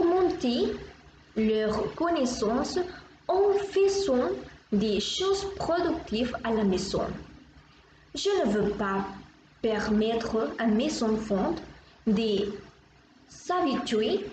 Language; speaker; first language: French; non-native, learner; Spanish